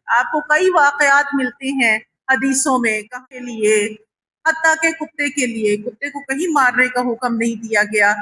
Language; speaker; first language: Urdu; native; Urdu